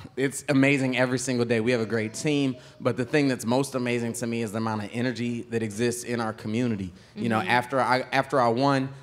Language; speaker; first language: English; native; English